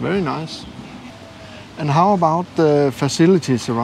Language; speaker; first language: English; non-native, learner; Swedish